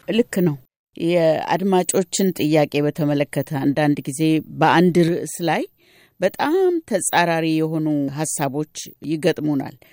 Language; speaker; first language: Amharic; native; Amharic